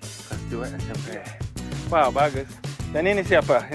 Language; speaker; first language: Indonesian; non-native, fluent; English